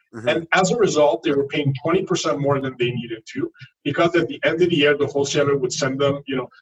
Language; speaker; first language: English; non-native, fluent; French